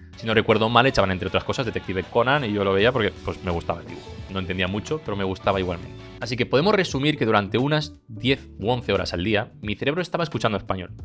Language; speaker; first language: Spanish; early bilingual, other home language; Bulgarian